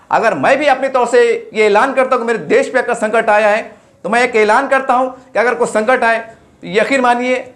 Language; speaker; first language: Hindi; non-native, local second language; Urdu